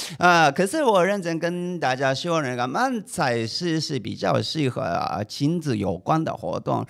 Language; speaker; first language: Chinese; non-native, fluent; Japanese